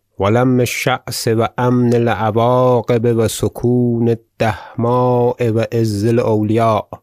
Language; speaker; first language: Arabic; non-native, fluent; Persian